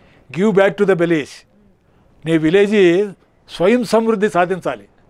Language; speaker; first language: English; non-native, local second language; Telugu